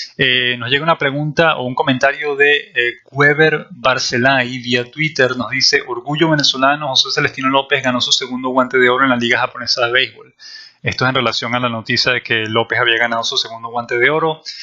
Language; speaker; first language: Spanish; native; Spanish